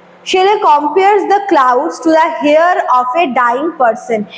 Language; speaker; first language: English; non-native, local second language; Bangla